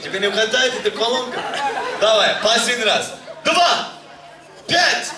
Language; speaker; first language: Russian; non-native, learner; Turkish